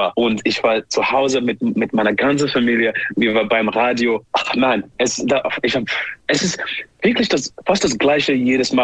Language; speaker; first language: German; non-native, learner; English